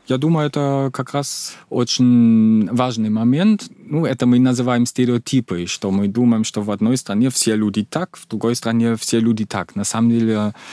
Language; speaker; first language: Russian; non-native, fluent; German